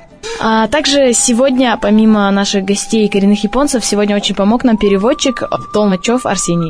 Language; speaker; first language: Russian; native; Russian